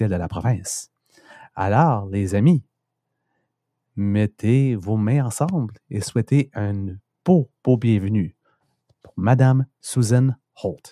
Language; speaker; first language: French; native; French